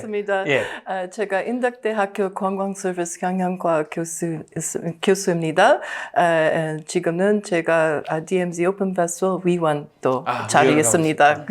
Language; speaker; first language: Korean; non-native, learner; English